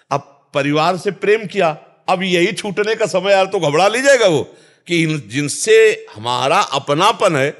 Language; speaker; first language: Hindi; native; Hindi